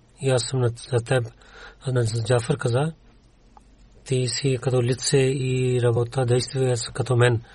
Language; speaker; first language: Bulgarian; non-native, learner; Urdu